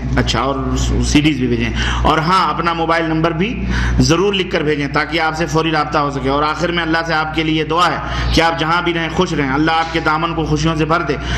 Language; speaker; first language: Urdu; native; Urdu